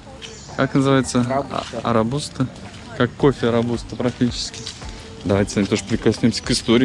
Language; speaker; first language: Russian; native; Russian